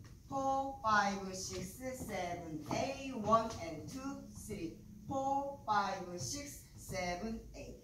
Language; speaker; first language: English; non-native, fluent; Korean